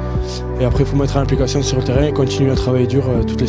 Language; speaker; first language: French; native; French